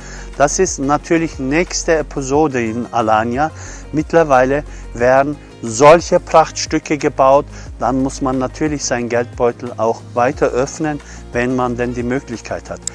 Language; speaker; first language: German; non-native, fluent; Turkish